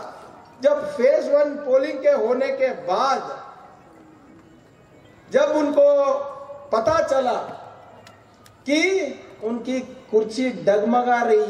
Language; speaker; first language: Hindi; non-native, local second language; Kannada